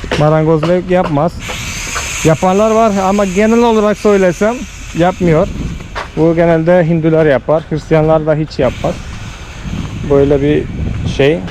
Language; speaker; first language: Turkish; non-native, fluent; Malayalam